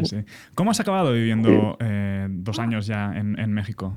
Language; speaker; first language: Spanish; native; Spanish